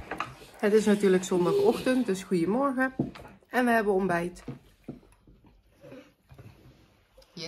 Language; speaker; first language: Dutch; native; Dutch